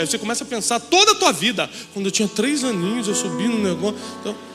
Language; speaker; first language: Portuguese; native; Portuguese